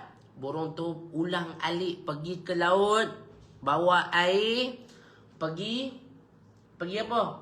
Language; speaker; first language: Malay; native; Malay